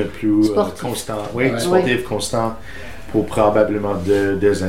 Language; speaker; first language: French; non-native, learner; English